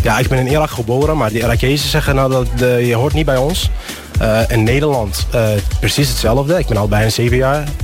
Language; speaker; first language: Dutch; non-native, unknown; Arabic